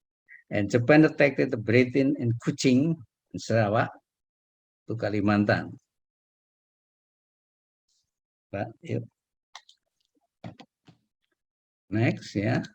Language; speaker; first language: English; non-native, learner; Indonesian